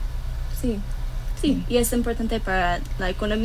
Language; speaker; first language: Spanish; non-native, learner; English